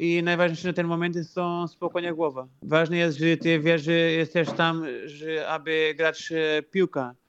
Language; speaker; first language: Polish; non-native, fluent; Portuguese